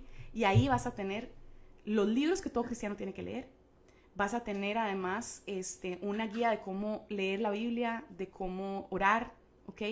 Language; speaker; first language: Spanish; native; Spanish